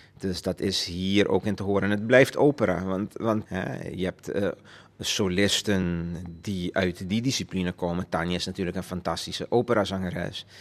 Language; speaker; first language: Dutch; non-native, local second language; Papiamento